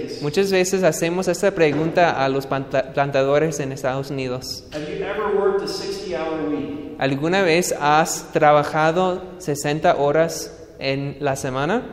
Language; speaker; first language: Spanish; non-native, fluent; English